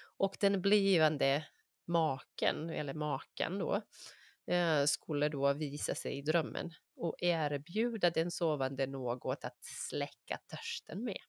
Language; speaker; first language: Swedish; non-native, fluent; Bosnian